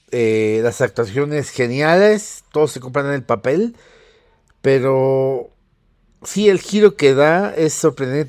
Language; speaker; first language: Spanish; native; Spanish